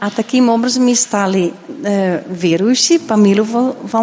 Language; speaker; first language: Russian; non-native, learner; Dutch